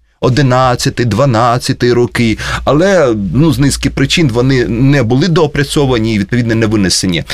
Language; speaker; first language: Ukrainian; native; Ukrainian